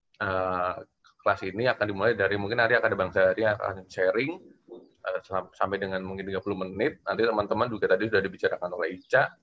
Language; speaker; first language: Indonesian; native; Indonesian